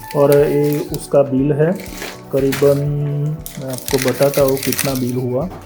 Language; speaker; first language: Hindi; non-native, local second language; Gujarati